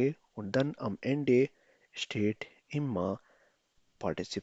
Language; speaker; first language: German; non-native, fluent; Urdu